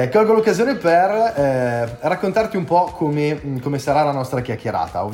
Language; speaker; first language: Italian; native; Italian